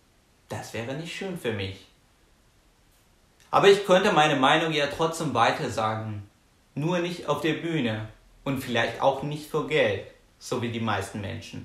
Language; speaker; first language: German; non-native, fluent; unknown